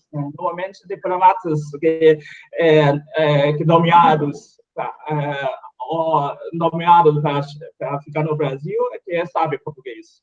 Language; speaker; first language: Portuguese; non-native, fluent; Chinese